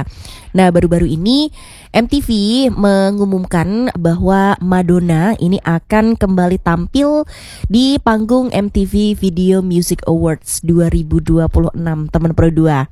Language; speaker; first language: Indonesian; native; Indonesian